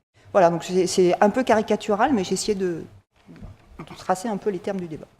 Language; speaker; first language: French; native; French